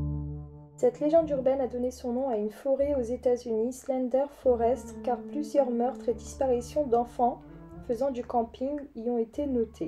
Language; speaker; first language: French; native; French